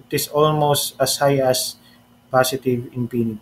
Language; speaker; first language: English; non-native, local second language; Filipino